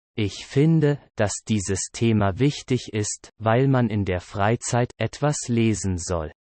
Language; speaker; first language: German; non-native, learner; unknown